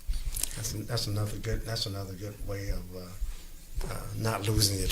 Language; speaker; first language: English; native; English